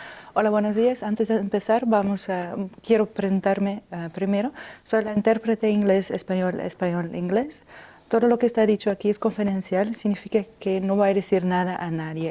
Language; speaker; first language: Spanish; non-native, fluent; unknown